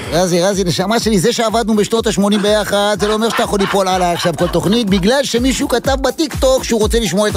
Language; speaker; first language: Hebrew; native; Hebrew